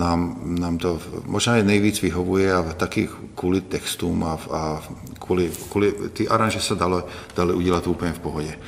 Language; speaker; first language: Czech; non-native, fluent; Hungarian